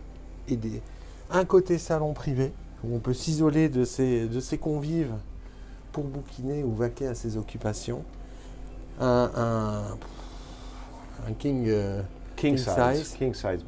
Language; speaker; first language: French; native; French